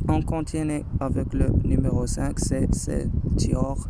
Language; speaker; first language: French; non-native, local second language; Arabic